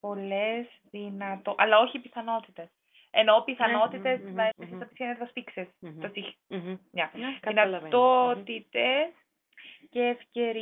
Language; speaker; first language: Greek; non-native, learner; German